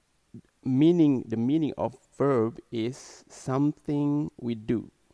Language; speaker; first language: English; non-native, learner; Indonesian